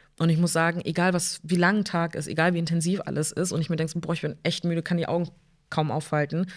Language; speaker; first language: German; early bilingual, other home language; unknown